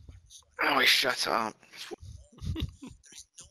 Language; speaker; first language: English; native; English